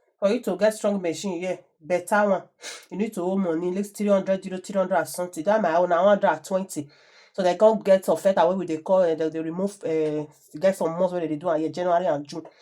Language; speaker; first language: Nigerian Pidgin; native; Nigerian Pidgin